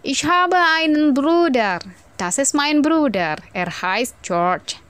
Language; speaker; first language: German; non-native, fluent; Indonesian